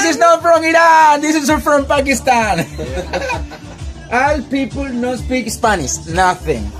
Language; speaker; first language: English; non-native, learner; Spanish